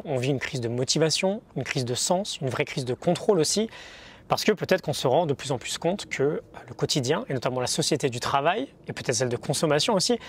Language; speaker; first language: French; native; French